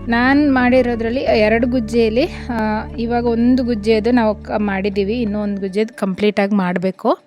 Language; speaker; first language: Kannada; non-native, local second language; Tulu